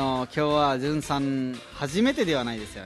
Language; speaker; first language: Japanese; non-native, fluent; Nepali